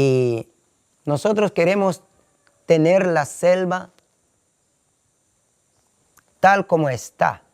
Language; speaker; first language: Spanish; non-native, local second language; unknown